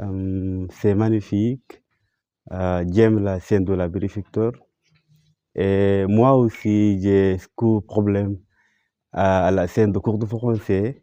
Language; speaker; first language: French; non-native, learner; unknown